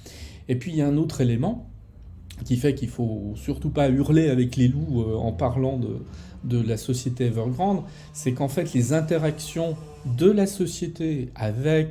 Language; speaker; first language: French; native; French